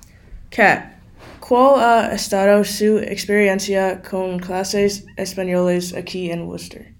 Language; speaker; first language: Spanish; non-native, fluent; English